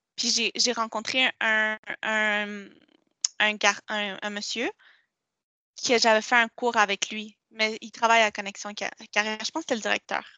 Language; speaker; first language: French; non-native, local second language; Spanish